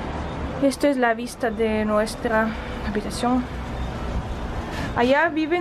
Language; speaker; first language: Spanish; non-native, fluent; Russian